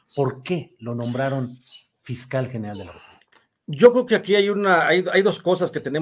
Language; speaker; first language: Spanish; native; Spanish